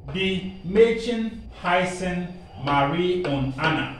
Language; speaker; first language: German; non-native, learner; Akan